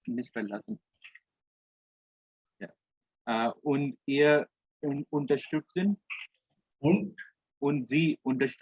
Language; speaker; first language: German; non-native, fluent; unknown